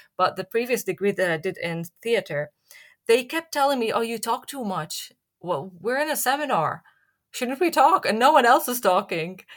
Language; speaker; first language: English; non-native, fluent; Arabic